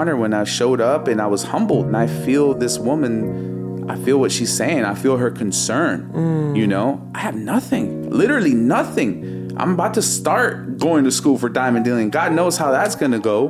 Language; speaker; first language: English; early bilingual, other home language; Spanish